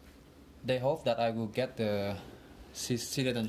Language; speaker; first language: English; non-native, fluent; Vietnamese